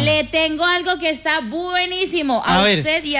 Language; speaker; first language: Spanish; native; Spanish